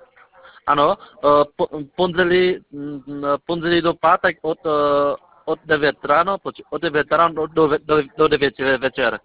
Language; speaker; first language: Czech; non-native, learner; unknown